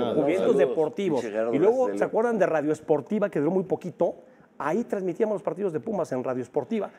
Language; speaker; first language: Spanish; native; Spanish